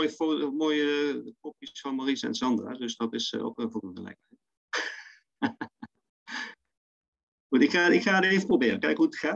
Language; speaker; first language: Dutch; native; Dutch